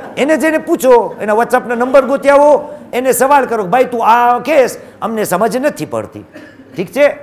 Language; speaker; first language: Gujarati; early bilingual, heritage; Gujarati